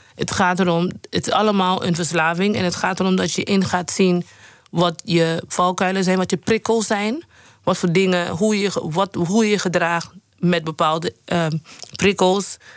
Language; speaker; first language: Dutch; non-native, local second language; Papiamento